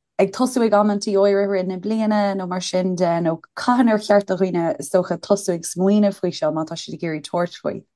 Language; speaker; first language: Irish; native; Irish